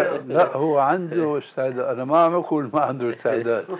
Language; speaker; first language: Arabic; native; Arabic